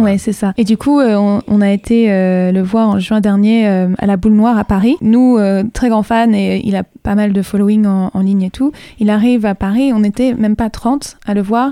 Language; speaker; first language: French; native; French